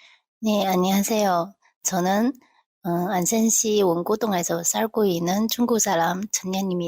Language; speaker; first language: Korean; non-native, local second language; Chinese